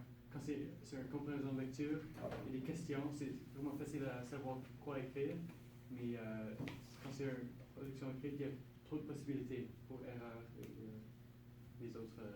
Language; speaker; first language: French; non-native, local second language; English